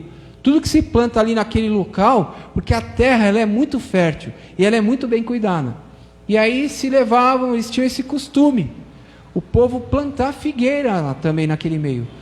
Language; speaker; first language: Portuguese; native; Portuguese